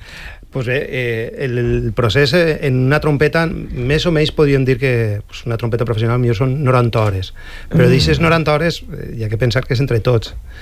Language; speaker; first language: Catalan; native; Catalan